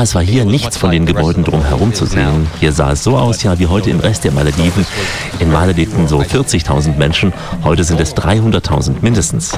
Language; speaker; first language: German; native; German